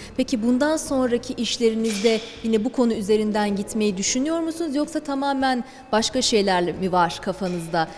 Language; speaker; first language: Turkish; native; Turkish